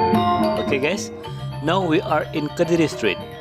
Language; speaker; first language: English; non-native, learner; Indonesian